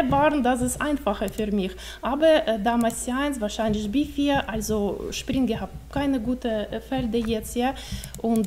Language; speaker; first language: German; non-native, learner; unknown